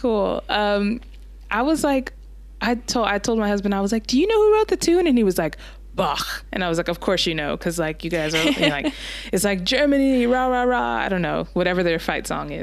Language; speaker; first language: English; native; English